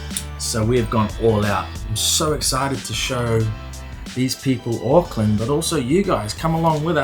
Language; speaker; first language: English; native; English